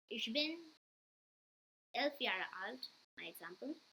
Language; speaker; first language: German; non-native, learner; English